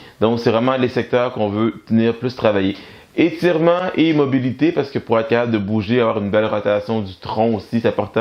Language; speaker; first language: French; native; French